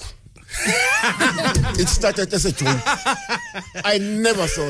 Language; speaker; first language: English; non-native, local second language; Zulu